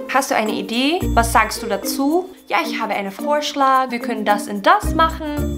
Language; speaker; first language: German; non-native, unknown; Filipino